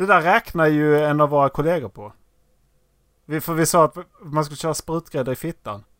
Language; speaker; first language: Swedish; native; Swedish